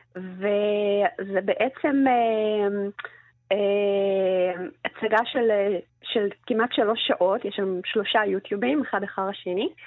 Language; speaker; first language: Hebrew; early bilingual, other home language; Russian